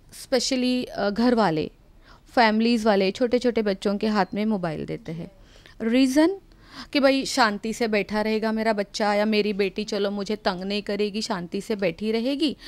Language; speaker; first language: Hindi; non-native, local second language; Marathi